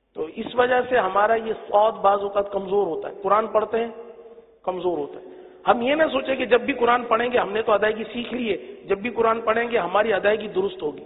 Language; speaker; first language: Urdu; native; Urdu